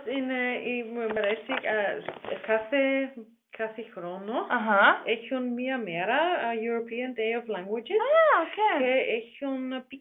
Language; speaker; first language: Greek; non-native, learner; German